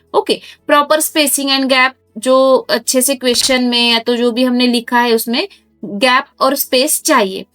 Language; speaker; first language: Hindi; non-native, local second language; Marathi